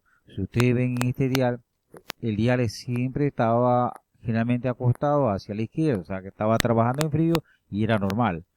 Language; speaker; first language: Spanish; native; Spanish